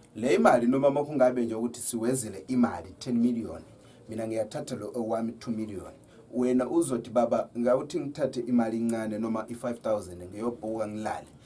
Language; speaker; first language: Zulu; native; Zulu